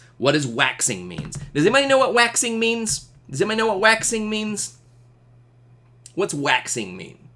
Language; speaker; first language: English; native; English